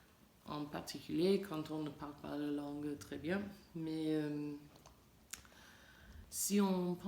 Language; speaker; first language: French; non-native, learner; English